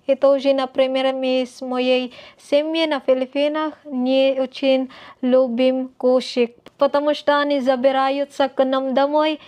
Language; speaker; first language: Russian; non-native, learner; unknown